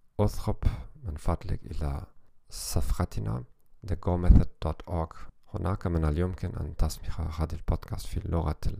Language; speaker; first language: Arabic; non-native, learner; German